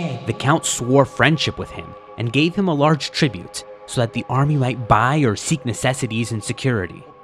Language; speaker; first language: English; native; English